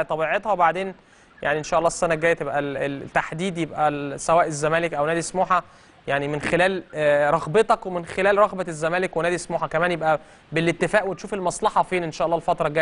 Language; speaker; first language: Arabic; native; Arabic